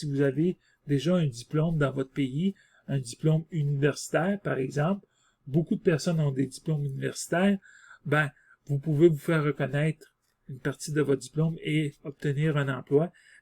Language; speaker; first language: French; native; French